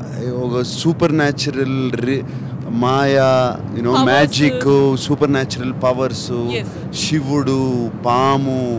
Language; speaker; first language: Telugu; native; Telugu